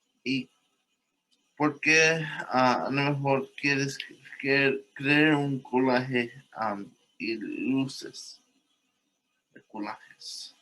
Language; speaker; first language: Spanish; early bilingual, heritage; English